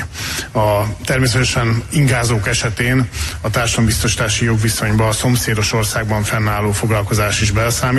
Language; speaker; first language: Hungarian; native; Hungarian